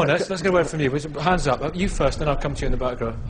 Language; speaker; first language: English; native; English